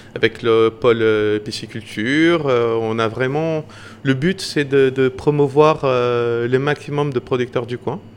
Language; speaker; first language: French; non-native, fluent; Portuguese